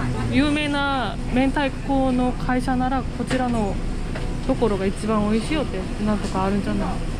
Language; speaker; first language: Japanese; non-native, fluent; Korean